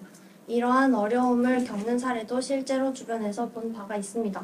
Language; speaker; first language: Korean; native; Korean